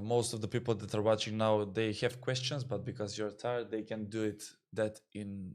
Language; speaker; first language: English; non-native, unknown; Macedonian